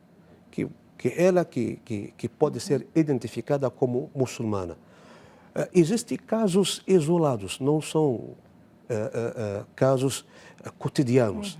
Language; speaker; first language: Portuguese; non-native, fluent; Arabic